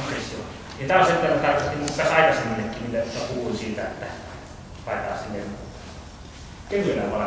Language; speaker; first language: Finnish; native; Finnish